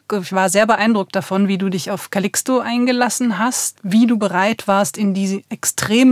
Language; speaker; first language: German; native; German